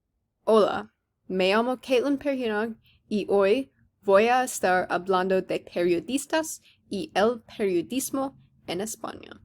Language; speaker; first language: Spanish; non-native, learner; English